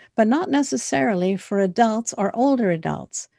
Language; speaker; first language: English; native; English